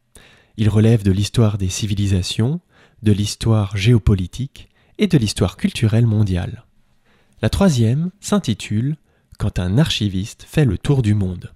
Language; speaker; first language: French; native; French